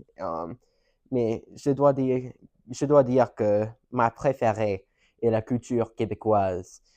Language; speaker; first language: French; non-native, learner; English